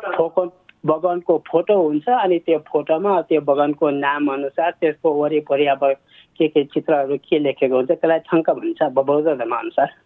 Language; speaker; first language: Nepali; non-native, local second language; Sherpa